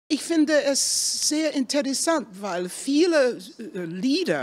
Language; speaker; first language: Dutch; non-native, learner; English